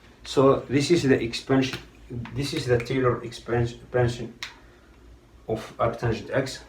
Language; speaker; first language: English; non-native, fluent; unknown